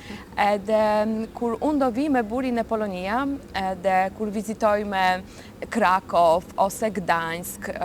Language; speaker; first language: Albanian; non-native, learner; Polish